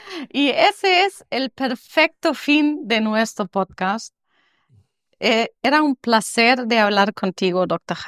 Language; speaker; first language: Spanish; non-native, learner; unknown